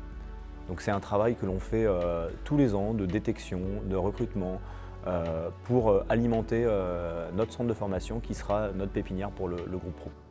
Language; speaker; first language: French; native; French